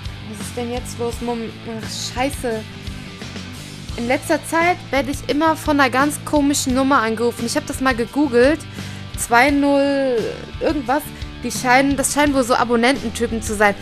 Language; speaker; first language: German; native; German